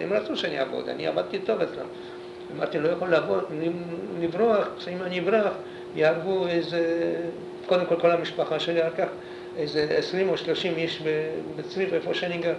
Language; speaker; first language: Hebrew; non-native, fluent; Polish